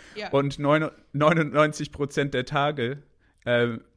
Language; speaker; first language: German; non-native, fluent; English